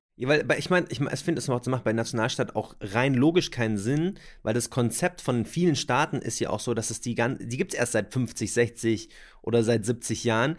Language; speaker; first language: German; native; German